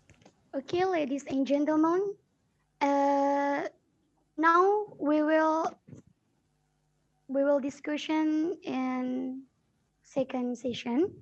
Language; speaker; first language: English; non-native, learner; Indonesian